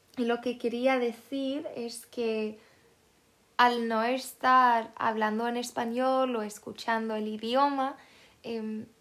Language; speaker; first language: Spanish; non-native, fluent; Swedish